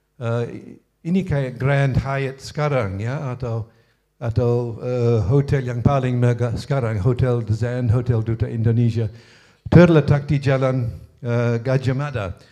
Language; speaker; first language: Indonesian; non-native, fluent; English